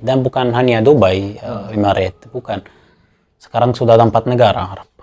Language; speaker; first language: Indonesian; non-native, fluent; Arabic